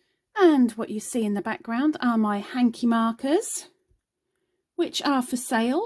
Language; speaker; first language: English; native; English